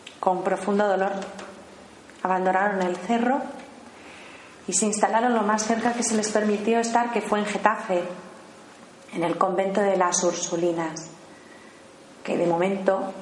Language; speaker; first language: Spanish; native; Spanish